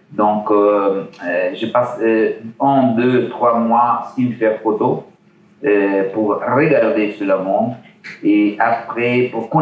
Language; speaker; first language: French; non-native, learner; Italian